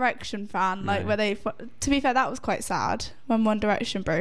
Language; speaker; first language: English; native; English